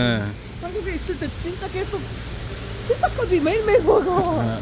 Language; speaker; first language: Korean; non-native, learner; Arabic